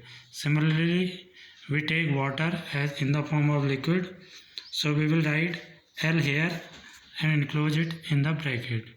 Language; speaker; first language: English; non-native, local second language; Hindi